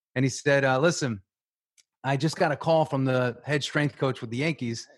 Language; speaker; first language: English; native; English